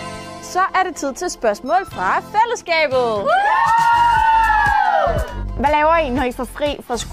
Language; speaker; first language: Danish; native; Danish